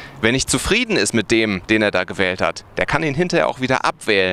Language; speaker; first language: German; native; German